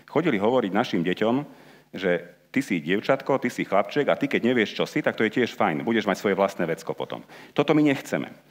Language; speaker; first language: Slovak; non-native, local second language; Hungarian